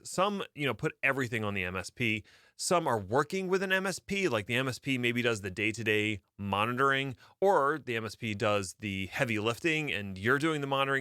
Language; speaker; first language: English; native; English